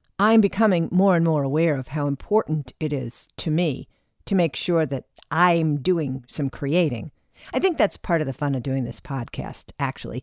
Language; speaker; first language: English; native; English